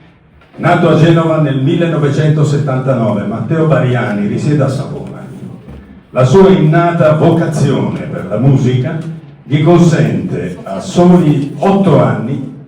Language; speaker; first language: Italian; native; Italian